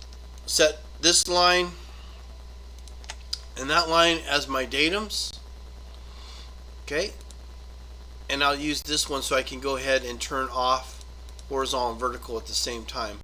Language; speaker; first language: English; native; English